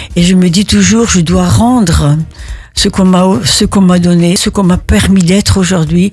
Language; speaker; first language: French; early bilingual, other home language; Italian